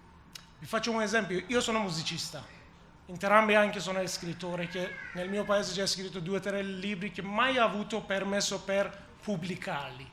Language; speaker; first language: Italian; non-native, learner; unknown